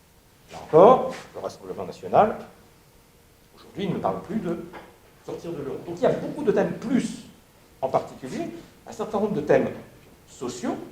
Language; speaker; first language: French; native; French